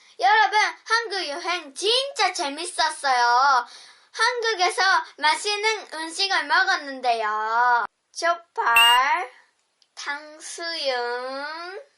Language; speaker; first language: Korean; non-native, learner; Japanese